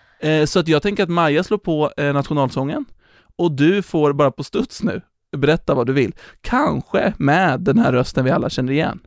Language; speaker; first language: Swedish; native; Swedish